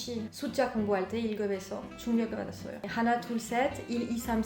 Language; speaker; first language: Korean; non-native, learner; French